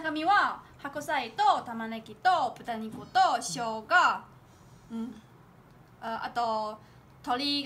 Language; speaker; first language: Japanese; non-native, learner; Chinese